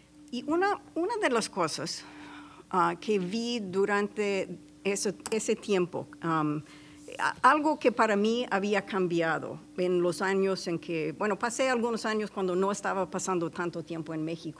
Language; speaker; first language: Spanish; non-native, fluent; English